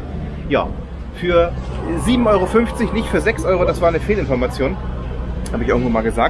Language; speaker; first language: German; native; German